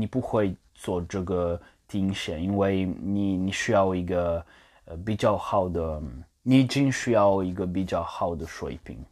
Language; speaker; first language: Chinese; non-native, learner; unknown